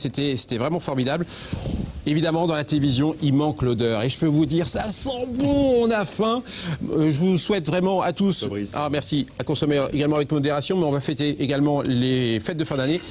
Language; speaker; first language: French; native; French